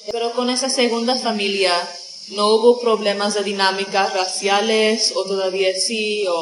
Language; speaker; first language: Spanish; non-native, learner; English